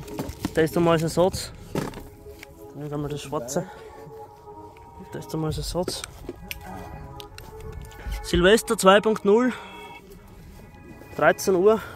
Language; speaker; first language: German; native; German